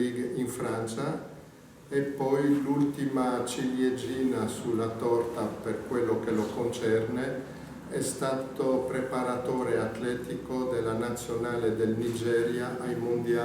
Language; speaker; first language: Italian; native; Italian